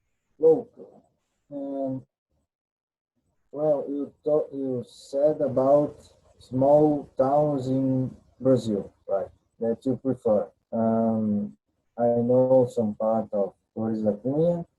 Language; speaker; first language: English; non-native, learner; Portuguese